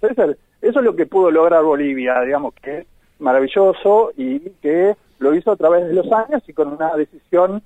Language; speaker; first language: Spanish; native; Spanish